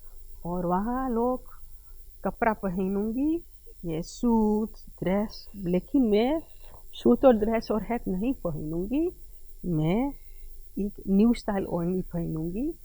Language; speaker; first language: Hindi; early bilingual, heritage; Dutch